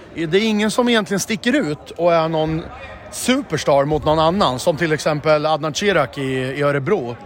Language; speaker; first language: Swedish; native; Swedish